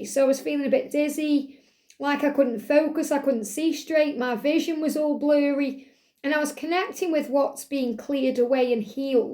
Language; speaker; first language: English; native; English